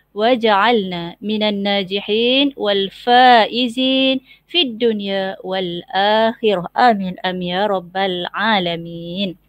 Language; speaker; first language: Arabic; non-native, local second language; Malay